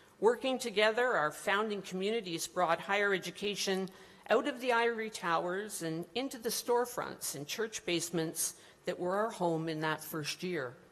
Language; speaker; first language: English; native; English